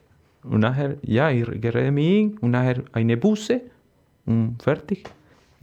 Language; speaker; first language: German; non-native, learner; Spanish